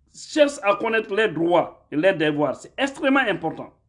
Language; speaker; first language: French; non-native, local second language; Fula